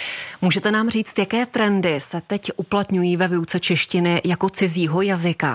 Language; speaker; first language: Czech; native; Czech